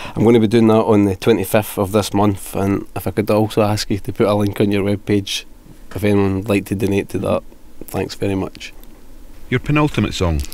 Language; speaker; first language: English; native; English